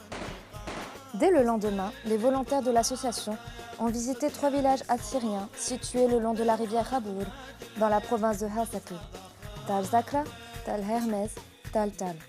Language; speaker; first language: French; native; French